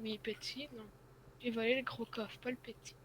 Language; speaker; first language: French; native; French